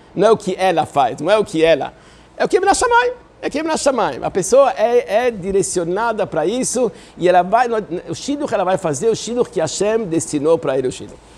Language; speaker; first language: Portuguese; non-native, fluent; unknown